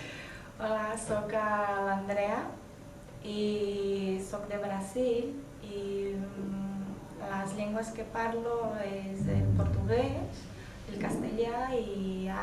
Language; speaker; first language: Catalan; non-native, learner; Portuguese